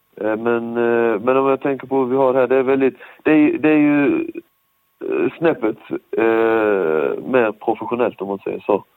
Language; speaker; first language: Swedish; early bilingual, other home language; Persian